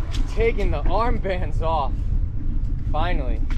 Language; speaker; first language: English; native; English